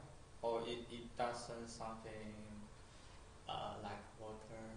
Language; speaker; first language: English; non-native, learner; Chinese